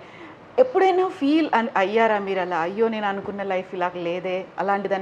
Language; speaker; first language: Telugu; native; Telugu